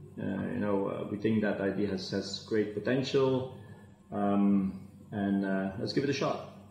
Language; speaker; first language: English; non-native, fluent; Dutch